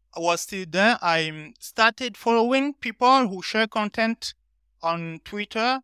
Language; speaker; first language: English; non-native, learner; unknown